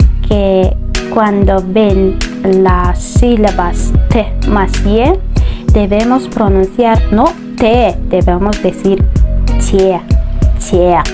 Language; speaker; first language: Spanish; non-native, fluent; Russian